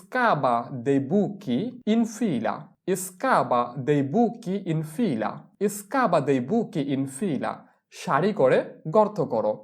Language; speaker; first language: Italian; non-native, fluent; Bangla